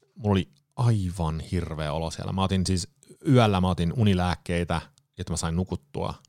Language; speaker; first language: Finnish; early bilingual, heritage; Finnish